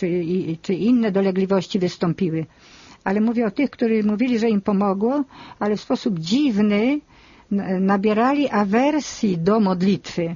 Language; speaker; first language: Polish; native; Polish